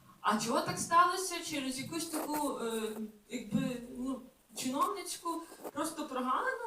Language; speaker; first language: Ukrainian; native; Ukrainian